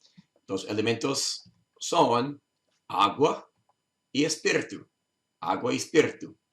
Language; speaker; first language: Spanish; non-native, learner; English